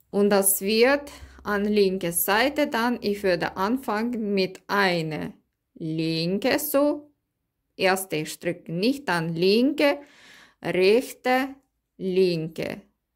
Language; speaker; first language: German; non-native, learner; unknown